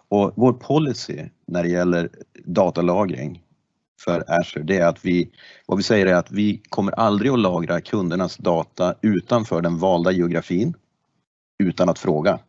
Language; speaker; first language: Swedish; native; Swedish